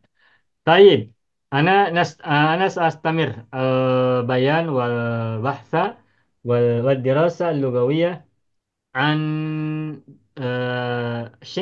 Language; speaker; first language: Arabic; non-native, fluent; Indonesian